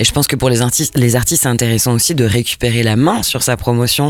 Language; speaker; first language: French; native; French